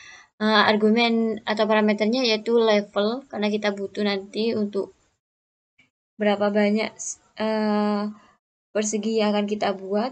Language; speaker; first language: Indonesian; native; Indonesian